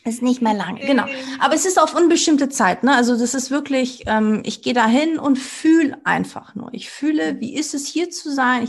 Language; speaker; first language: German; early bilingual, other home language; Portuguese